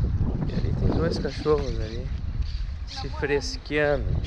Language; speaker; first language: Portuguese; native; Portuguese